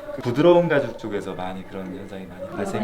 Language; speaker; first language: Korean; native; Korean